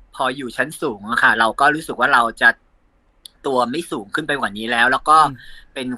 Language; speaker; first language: Thai; native; Thai